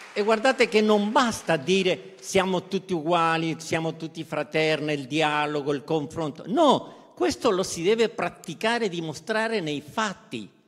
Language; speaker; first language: Italian; non-native, fluent; Spanish